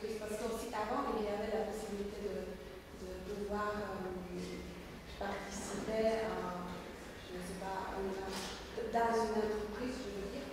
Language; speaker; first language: French; non-native, learner; Slovak